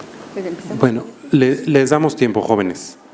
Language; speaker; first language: Spanish; native; Spanish